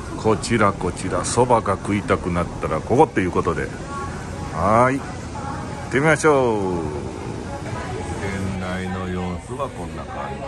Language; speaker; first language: Japanese; native; Japanese